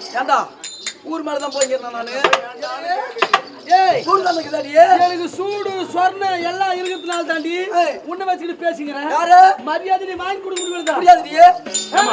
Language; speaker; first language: Tamil; native; Tamil